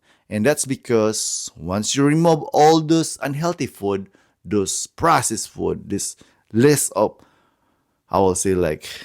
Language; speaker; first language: English; non-native, fluent; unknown